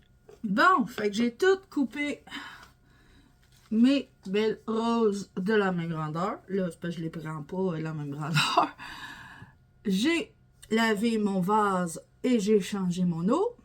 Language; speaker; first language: French; native; French